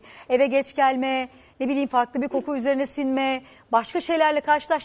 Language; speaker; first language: Turkish; native; Turkish